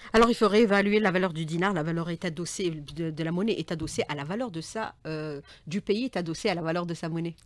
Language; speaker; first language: French; non-native, local second language; Arabic